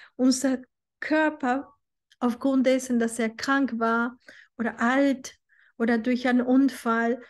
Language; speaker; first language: German; non-native, fluent; Spanish